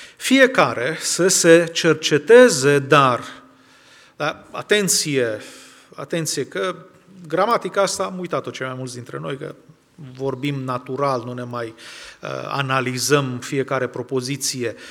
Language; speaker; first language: Romanian; native; Romanian